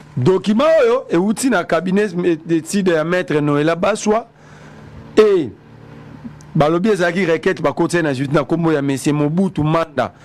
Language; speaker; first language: Lingala; native; Lingala